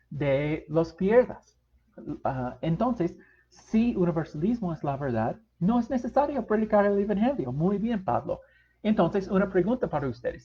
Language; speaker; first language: Spanish; non-native, fluent; English